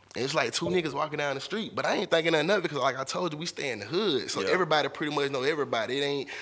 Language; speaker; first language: English; native; English